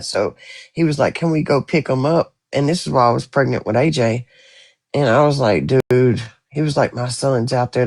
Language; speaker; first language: English; native; English